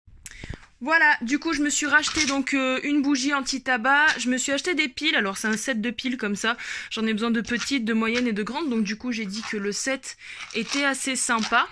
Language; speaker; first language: French; native; French